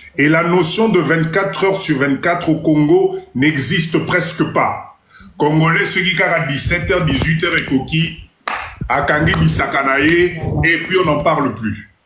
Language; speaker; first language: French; non-native, local second language; Lingala